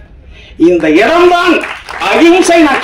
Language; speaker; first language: Tamil; native; Tamil